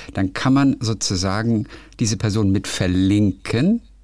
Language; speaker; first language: German; native; German